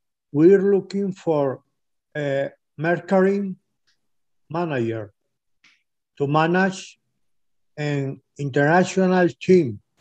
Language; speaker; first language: English; non-native, learner; Spanish